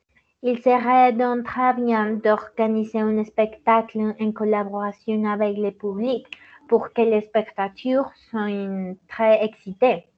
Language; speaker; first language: French; non-native, learner; Spanish